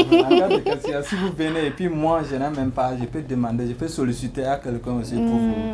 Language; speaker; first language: French; non-native, learner; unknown